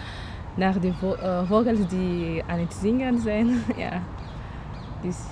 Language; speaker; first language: Dutch; non-native, learner; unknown